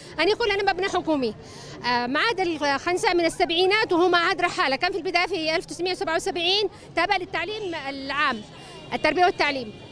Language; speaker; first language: Arabic; native; Arabic